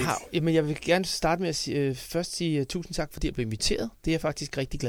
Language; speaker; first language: Danish; native; Danish